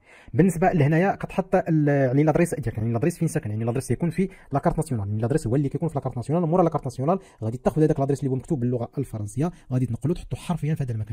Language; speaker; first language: Arabic; native; Arabic